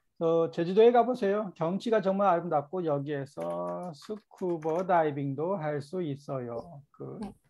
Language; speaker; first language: Korean; native; Korean